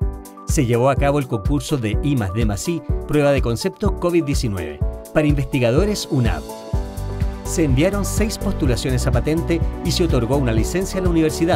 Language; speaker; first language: Spanish; native; Spanish